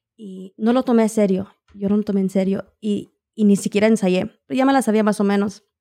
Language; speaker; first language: Spanish; early bilingual, heritage; Spanish